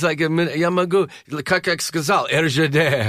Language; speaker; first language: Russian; non-native, learner; English